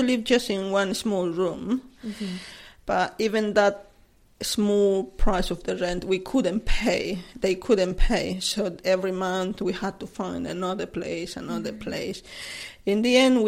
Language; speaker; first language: English; non-native, learner; Spanish